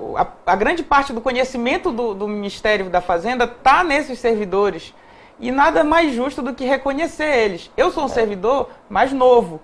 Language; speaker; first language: Portuguese; native; Portuguese